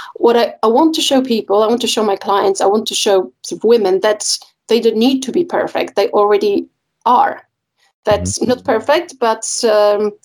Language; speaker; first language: English; non-native, fluent; Polish